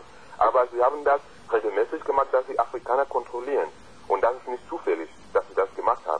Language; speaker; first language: German; non-native, fluent; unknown